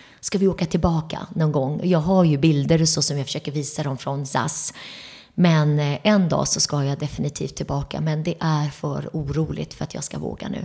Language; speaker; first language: Swedish; early bilingual, other home language; Turoyo